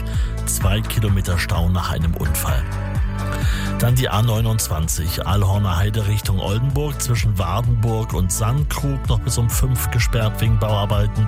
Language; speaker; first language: German; native; German